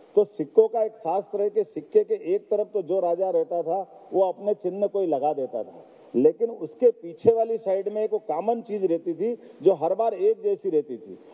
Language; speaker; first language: Hindi; native; Hindi